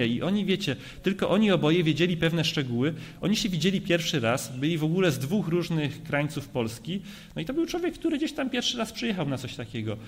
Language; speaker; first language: Polish; native; Polish